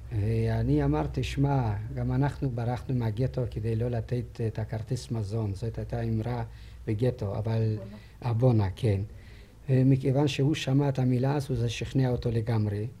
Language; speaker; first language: Hebrew; non-native, fluent; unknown